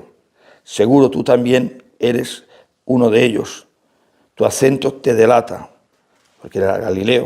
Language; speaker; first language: Spanish; native; Spanish